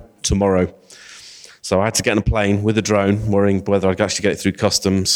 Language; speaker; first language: English; native; English